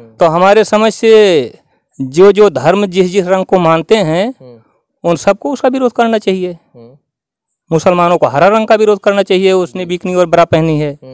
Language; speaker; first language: Hindi; native; Hindi